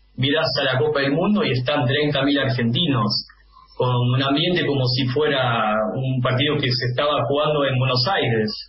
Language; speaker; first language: Spanish; non-native, fluent; Dutch